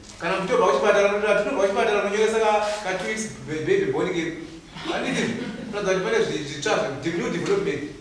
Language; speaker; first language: Shona; native; Shona